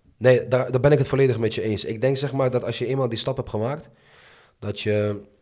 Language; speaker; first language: Dutch; early bilingual, other home language; Azerbaijani